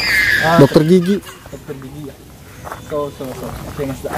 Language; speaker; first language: Japanese; non-native, learner; Indonesian